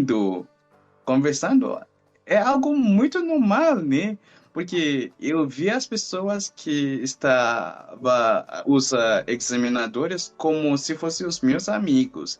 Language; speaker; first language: Portuguese; non-native, fluent; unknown